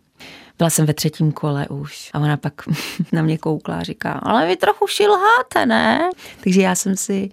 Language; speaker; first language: Czech; native; Czech